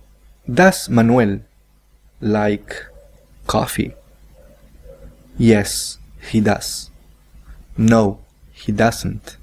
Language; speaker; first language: English; non-native, fluent; Spanish